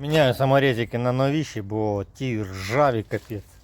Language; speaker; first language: Ukrainian; native; Ukrainian